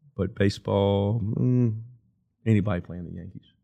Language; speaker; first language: English; native; English